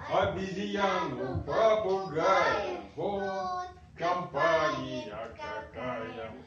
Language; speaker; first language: Russian; native; Russian